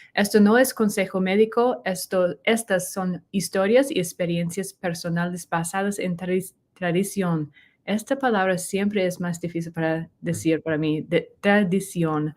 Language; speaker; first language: Spanish; non-native, learner; English